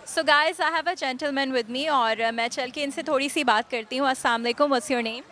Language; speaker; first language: Urdu; native; Urdu